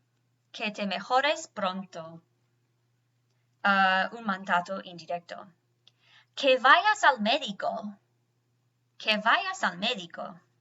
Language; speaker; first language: Spanish; non-native, fluent; English